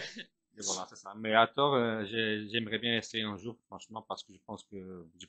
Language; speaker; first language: French; non-native, fluent; Portuguese